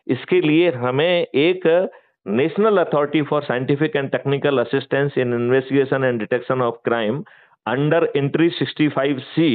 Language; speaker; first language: Hindi; native; Hindi